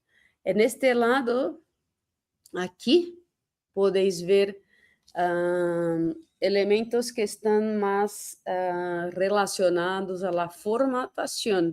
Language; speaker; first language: Spanish; non-native, fluent; Portuguese